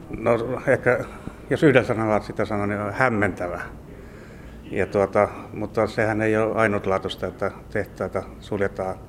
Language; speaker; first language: Finnish; native; Finnish